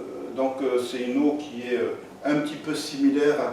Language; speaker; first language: French; native; French